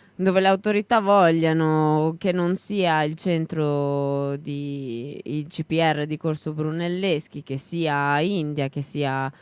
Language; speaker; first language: Italian; native; Italian